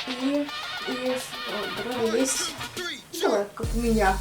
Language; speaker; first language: Russian; non-native, learner; Turkmen